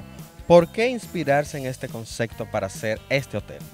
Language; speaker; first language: Spanish; native; Spanish